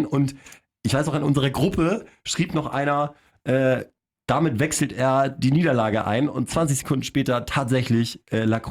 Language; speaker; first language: German; native; German